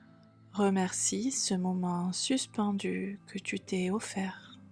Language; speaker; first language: French; native; French